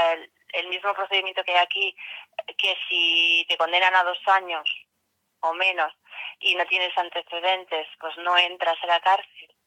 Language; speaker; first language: Spanish; native; Spanish